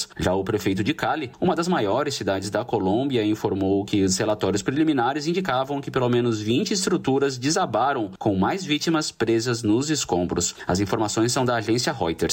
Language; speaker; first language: Portuguese; native; Portuguese